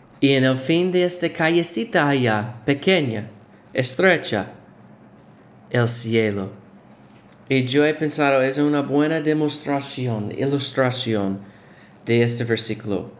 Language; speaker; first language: Spanish; non-native, fluent; English